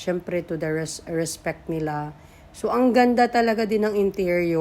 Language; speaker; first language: Filipino; non-native, local second language; Cebuano